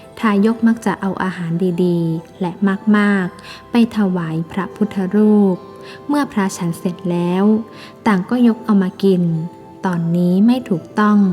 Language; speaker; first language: Thai; native; Thai